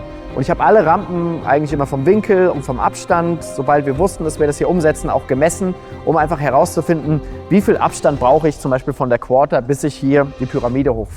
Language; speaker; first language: German; native; German